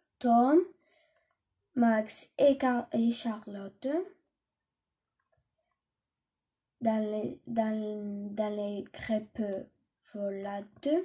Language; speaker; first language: French; non-native, learner; Catalan